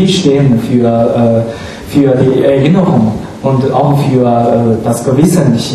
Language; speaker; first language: German; non-native, fluent; Chinese